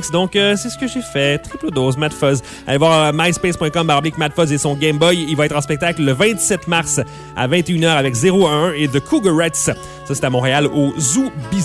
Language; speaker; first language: French; native; French